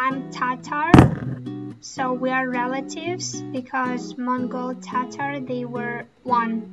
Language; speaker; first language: English; non-native, fluent; Tatar